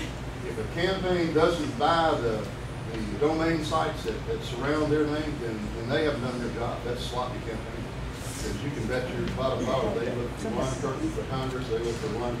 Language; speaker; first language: English; native; English